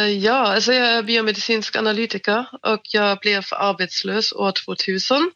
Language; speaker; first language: Swedish; non-native, fluent; German